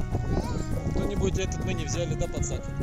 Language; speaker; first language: Russian; native; Russian